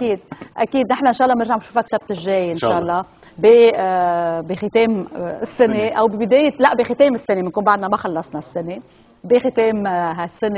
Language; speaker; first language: Arabic; native; Arabic